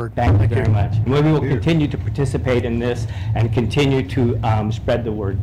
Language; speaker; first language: English; native; English